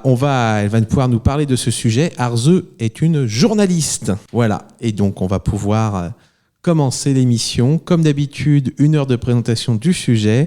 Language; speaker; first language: French; native; French